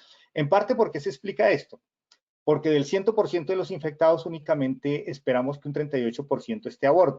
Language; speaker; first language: Spanish; native; Spanish